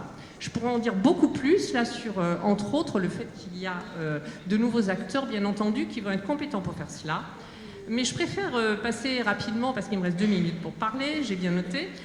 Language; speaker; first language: French; native; French